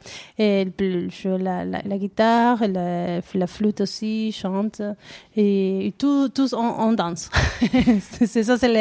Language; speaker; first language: French; non-native, learner; Spanish